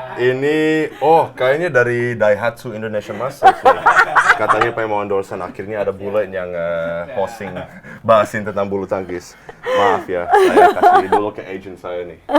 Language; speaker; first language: Indonesian; non-native, fluent; English